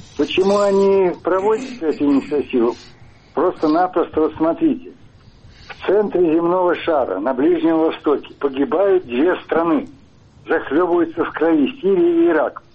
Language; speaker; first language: Russian; native; Russian